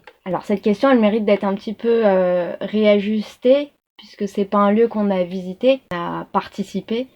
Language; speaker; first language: French; native; French